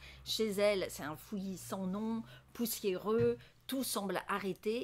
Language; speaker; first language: French; native; French